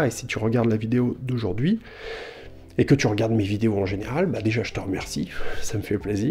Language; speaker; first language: French; native; French